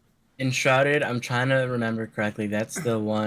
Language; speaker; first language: English; native; English